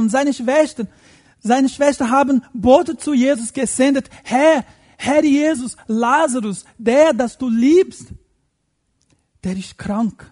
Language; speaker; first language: German; non-native, fluent; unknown